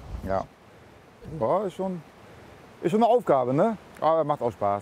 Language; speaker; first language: German; native; German